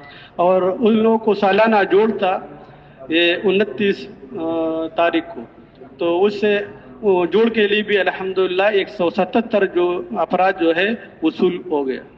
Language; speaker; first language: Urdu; non-native, local second language; Pashto